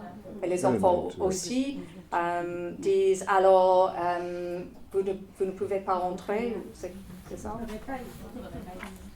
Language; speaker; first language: French; non-native, fluent; English